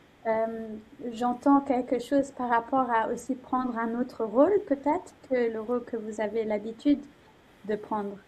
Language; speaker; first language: French; non-native, fluent; English